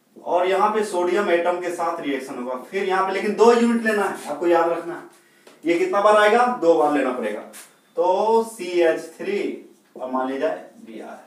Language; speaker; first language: Hindi; native; Hindi